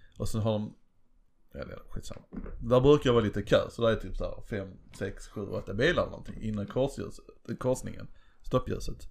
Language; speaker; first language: Swedish; native; Swedish